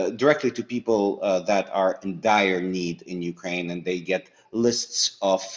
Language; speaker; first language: English; early bilingual, other home language; Russian